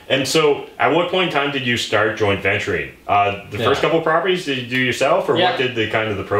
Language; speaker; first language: English; native; English